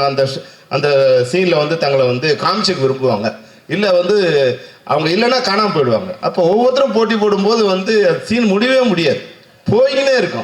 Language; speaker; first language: Tamil; native; Tamil